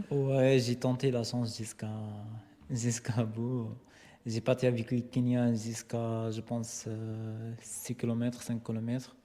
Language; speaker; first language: French; non-native, learner; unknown